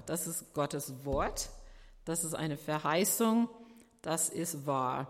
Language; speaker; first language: German; non-native, fluent; English